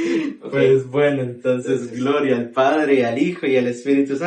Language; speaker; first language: Spanish; native; Spanish